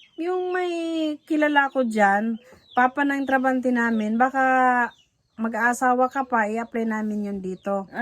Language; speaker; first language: Filipino; non-native, local second language; Cebuano